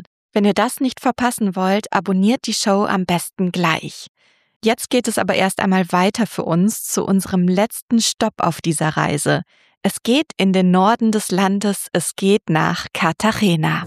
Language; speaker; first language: German; native; German